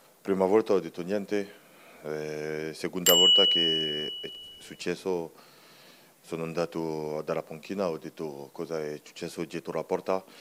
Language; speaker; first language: Italian; non-native, learner; French